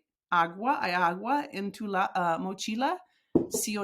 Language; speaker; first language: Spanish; non-native, fluent; English